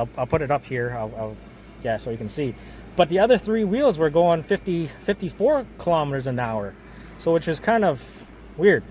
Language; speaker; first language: English; native; English